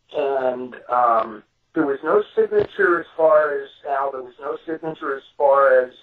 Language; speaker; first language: English; native; English